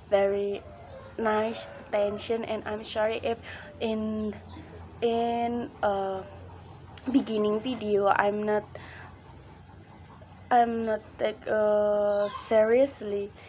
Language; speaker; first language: English; non-native, learner; Indonesian